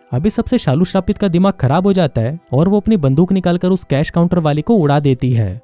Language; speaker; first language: Hindi; native; Hindi